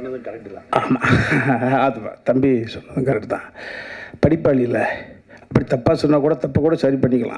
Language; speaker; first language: Tamil; native; Tamil